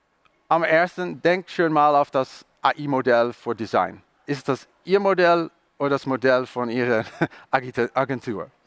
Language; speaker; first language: German; non-native, learner; Dutch